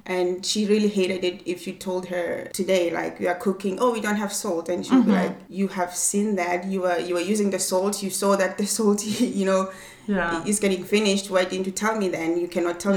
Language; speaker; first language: English; non-native, local second language; Swati